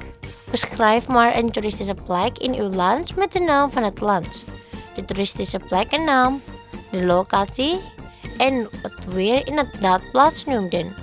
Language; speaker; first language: Dutch; non-native, learner; Indonesian